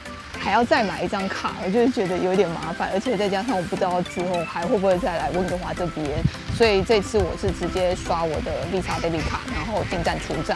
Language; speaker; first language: Chinese; native; Chinese